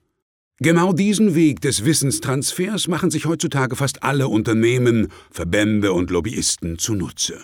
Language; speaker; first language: German; native; German